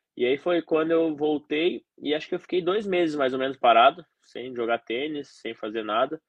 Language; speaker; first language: Portuguese; native; Portuguese